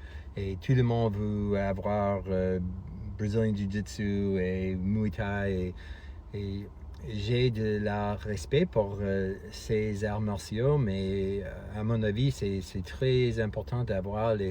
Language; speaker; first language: French; non-native, fluent; English